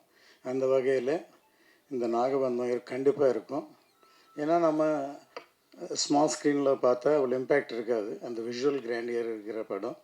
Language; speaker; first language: Tamil; native; Tamil